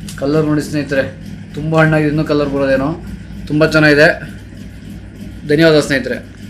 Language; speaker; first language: Kannada; native; Kannada